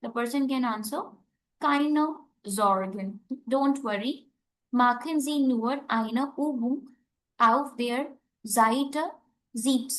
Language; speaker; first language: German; non-native, learner; Hindi